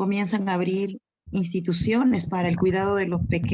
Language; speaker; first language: Spanish; native; Spanish